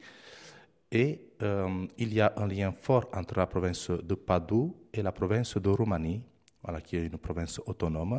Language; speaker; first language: French; non-native, fluent; Romanian